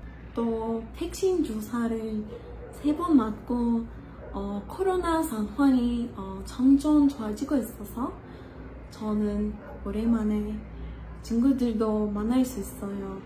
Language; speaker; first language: Korean; non-native, learner; Portuguese